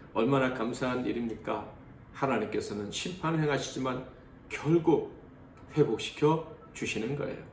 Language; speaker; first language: Korean; native; Korean